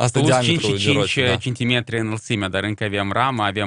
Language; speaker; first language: Romanian; non-native, local second language; Russian